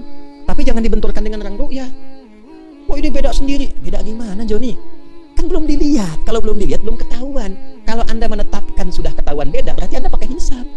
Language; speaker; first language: Indonesian; native; Indonesian